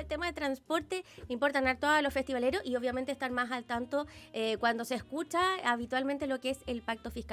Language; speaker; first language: Spanish; native; Spanish